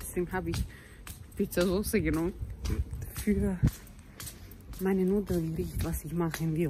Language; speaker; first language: German; early bilingual, heritage; German